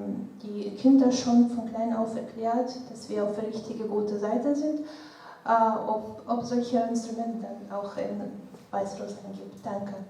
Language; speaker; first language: German; non-native, fluent; Russian